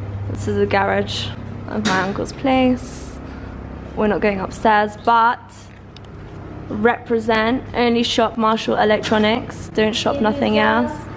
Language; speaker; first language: English; early bilingual, other home language; Persian